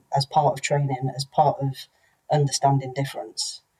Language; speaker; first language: English; native; English